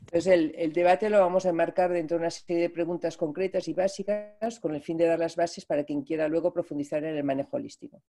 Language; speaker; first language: Spanish; native; Spanish